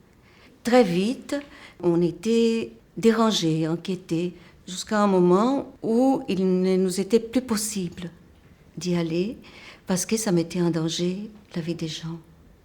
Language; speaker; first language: French; non-native, fluent; Portuguese